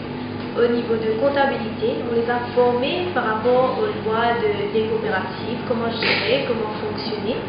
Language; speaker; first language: French; non-native, local second language; Morisyen